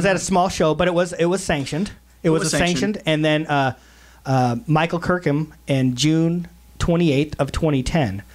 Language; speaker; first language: English; native; English